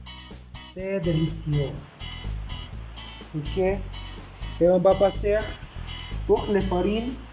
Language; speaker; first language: French; non-native, learner; Spanish